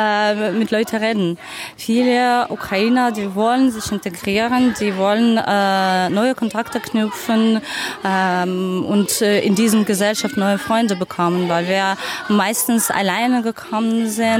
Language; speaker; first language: German; non-native, fluent; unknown